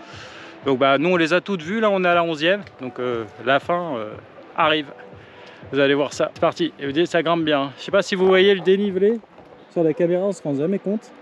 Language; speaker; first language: French; native; French